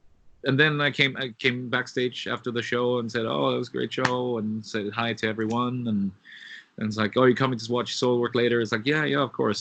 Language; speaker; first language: English; non-native, fluent; Swedish